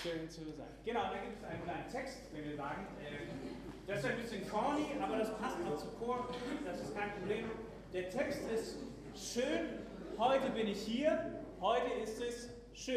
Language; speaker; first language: German; native; German